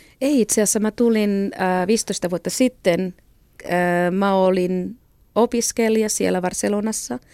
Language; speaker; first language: Finnish; non-native, fluent; Catalan